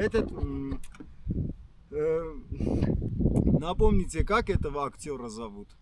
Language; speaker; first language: Russian; non-native, fluent; Armenian